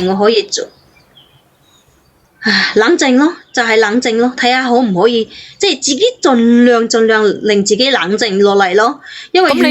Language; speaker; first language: Cantonese; native; Cantonese